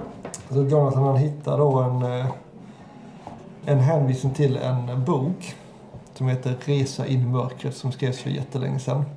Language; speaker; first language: Swedish; native; Swedish